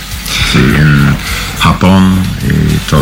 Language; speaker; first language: Spanish; non-native, learner; English